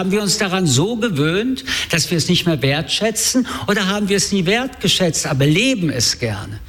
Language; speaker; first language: German; early bilingual, other home language; French